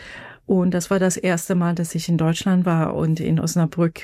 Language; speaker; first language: German; non-native, fluent; Persian